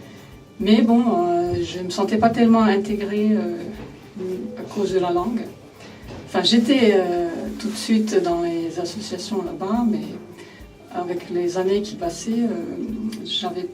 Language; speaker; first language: French; non-native, fluent; Finnish